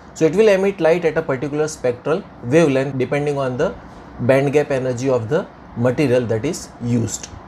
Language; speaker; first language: English; non-native, local second language; Gujarati